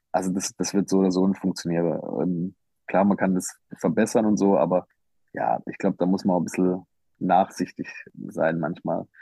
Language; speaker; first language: German; native; German